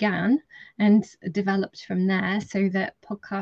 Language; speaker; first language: English; native; English